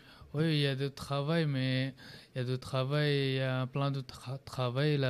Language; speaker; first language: French; non-native, learner; Bangla